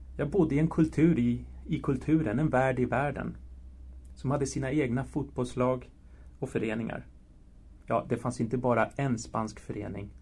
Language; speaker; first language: Swedish; early bilingual, other home language; Spanish